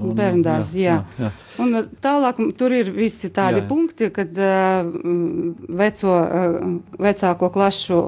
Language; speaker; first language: Latvian; non-native, local second language; Russian